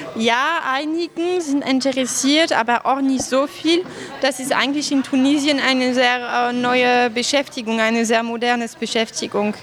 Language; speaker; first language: German; non-native, fluent; Arabic